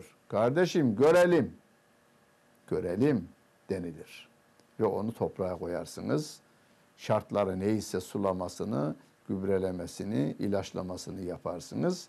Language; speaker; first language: Turkish; native; Turkish